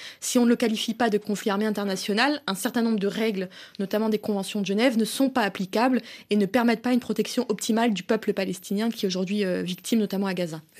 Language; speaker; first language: French; native; French